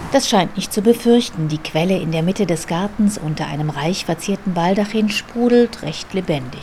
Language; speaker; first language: German; native; German